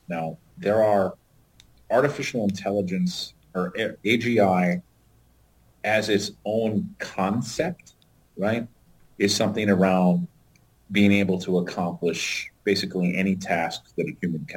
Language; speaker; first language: English; native; English